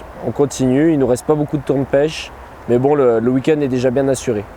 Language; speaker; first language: French; native; French